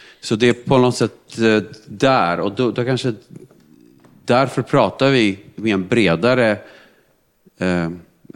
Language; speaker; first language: Swedish; non-native, fluent; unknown